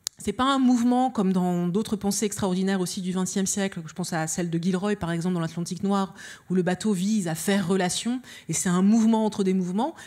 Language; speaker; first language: French; early bilingual, other home language; Lingala